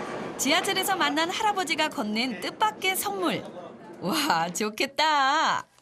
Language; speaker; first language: Korean; native; Korean